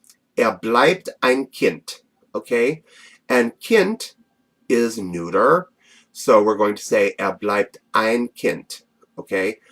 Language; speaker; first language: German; non-native, fluent; English